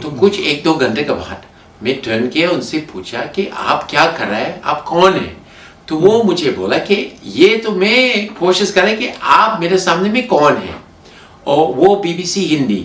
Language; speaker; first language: Hindi; non-native, fluent; English